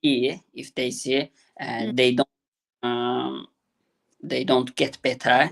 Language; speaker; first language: English; non-native, learner; Azerbaijani